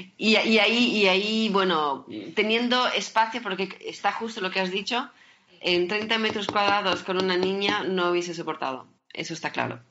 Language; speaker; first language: Spanish; early bilingual, heritage; French